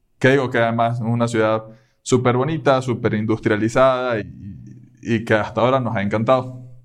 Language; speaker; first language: Spanish; native; Spanish